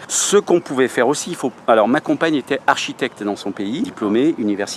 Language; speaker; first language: French; native; French